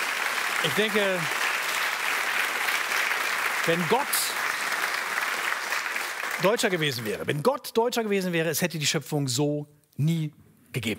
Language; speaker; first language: German; native; German